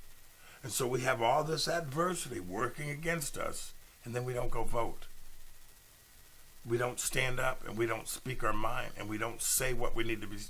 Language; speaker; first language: English; native; English